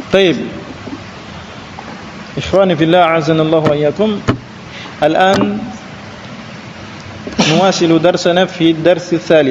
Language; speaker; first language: Arabic; non-native, fluent; Indonesian